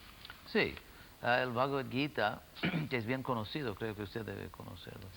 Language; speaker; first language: Spanish; non-native, fluent; English